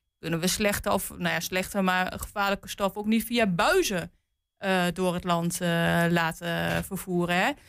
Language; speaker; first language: Dutch; native; Dutch